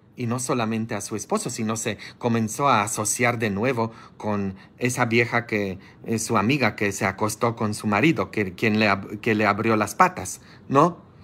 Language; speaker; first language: Spanish; non-native, fluent; Polish